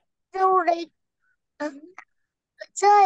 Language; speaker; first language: Vietnamese; early bilingual, heritage; Vietnamese